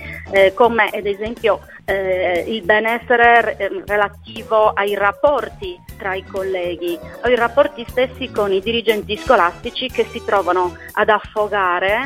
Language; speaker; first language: Italian; native; Italian